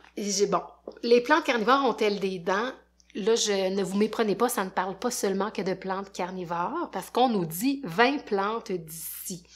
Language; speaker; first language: French; native; French